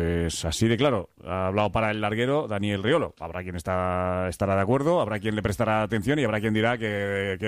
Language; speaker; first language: Spanish; native; Spanish